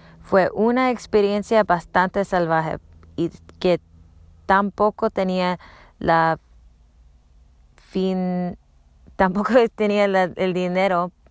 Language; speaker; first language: Spanish; non-native, learner; English